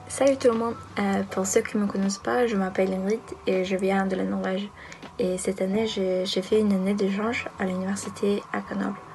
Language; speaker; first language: French; non-native, learner; Norwegian